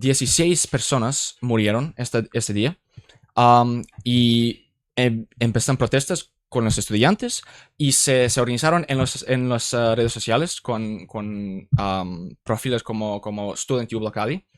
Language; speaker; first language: Spanish; non-native, learner; English